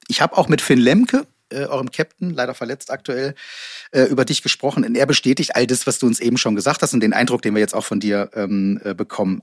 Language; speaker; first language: German; native; German